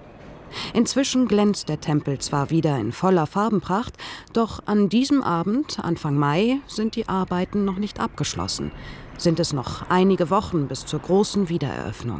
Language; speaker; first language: German; native; German